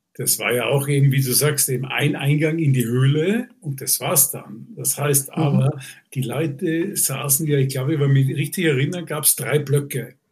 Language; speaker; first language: German; native; German